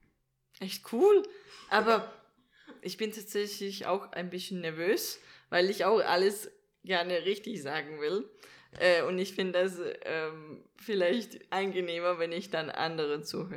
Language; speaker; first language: German; non-native, fluent; Danish